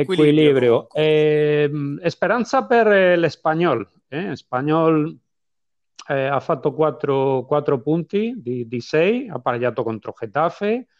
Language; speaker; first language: Italian; non-native, fluent; Spanish